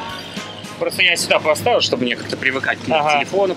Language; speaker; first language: Russian; native; Russian